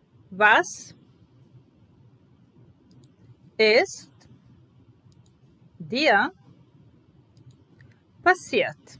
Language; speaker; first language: German; non-native, fluent; Serbian